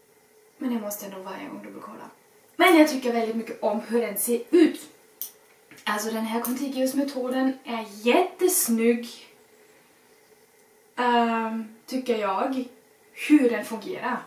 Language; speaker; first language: Swedish; non-native, fluent; German